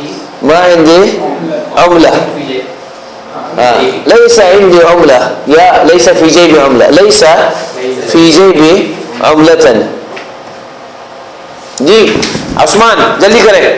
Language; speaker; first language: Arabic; non-native, fluent; Urdu